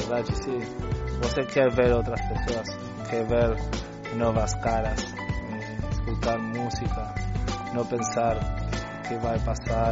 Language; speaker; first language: Portuguese; non-native, learner; Spanish